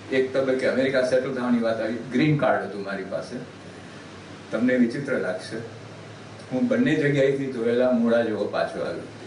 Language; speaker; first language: Gujarati; early bilingual, heritage; Gujarati